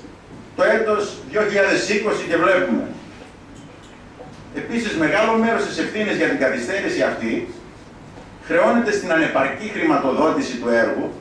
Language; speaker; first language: Greek; native; Greek